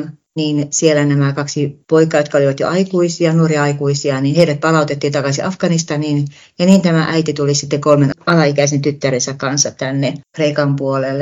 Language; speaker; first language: Finnish; native; Finnish